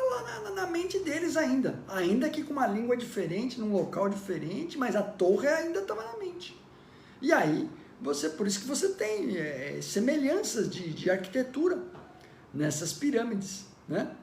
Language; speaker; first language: Portuguese; native; Portuguese